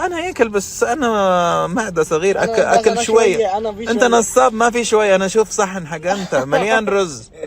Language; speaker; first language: Arabic; native; Arabic